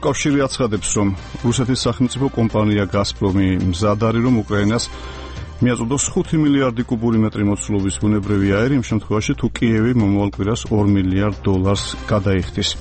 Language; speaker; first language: Georgian; native; Georgian